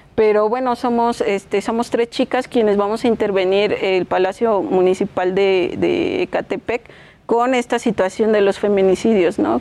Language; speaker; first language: Spanish; native; Spanish